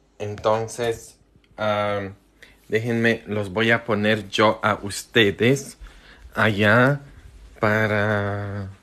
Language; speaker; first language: Spanish; non-native, fluent; Polish